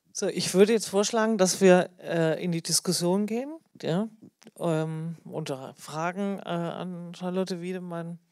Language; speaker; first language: German; native; German